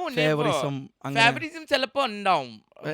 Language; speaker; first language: Malayalam; non-native, local second language; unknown